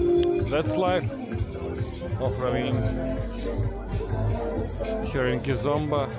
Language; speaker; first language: English; non-native, fluent; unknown